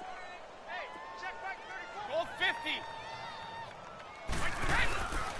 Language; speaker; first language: English; native; English